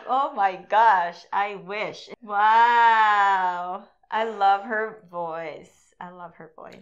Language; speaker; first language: English; non-native, local second language; Filipino